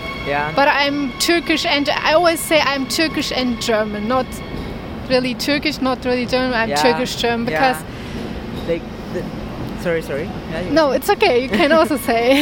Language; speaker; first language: English; non-native, learner; Turkish